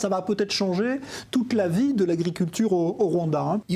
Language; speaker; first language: French; native; French